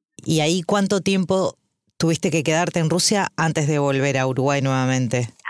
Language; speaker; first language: Spanish; native; Spanish